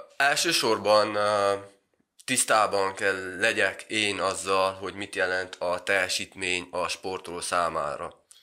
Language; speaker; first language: Hungarian; non-native, local second language; Romanian